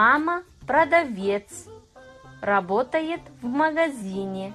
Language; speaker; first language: Russian; non-native, fluent; Kazakh